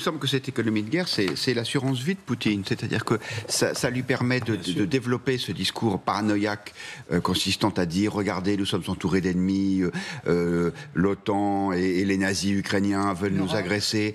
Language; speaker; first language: French; native; French